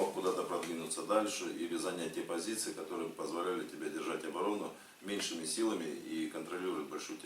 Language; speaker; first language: Russian; native; Russian